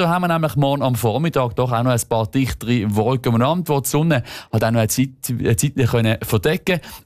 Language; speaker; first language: German; native; German